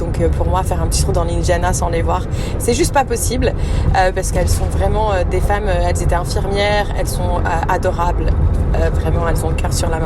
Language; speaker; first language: French; native; French